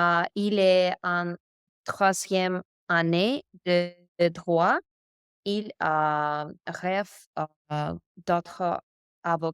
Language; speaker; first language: French; non-native, learner; English